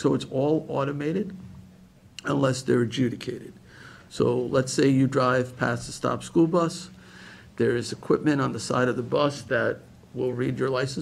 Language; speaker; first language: English; native; English